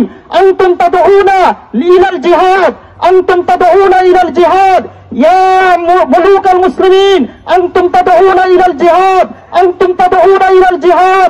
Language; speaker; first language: Arabic; non-native, fluent; Bangla